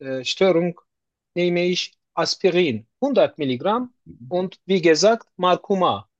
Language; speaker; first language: German; non-native, learner; Turkish